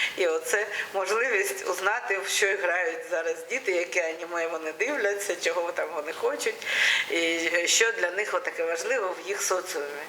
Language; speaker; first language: Ukrainian; non-native, local second language; Russian